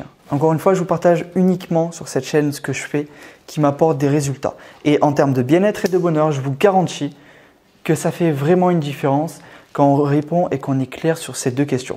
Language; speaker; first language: French; native; French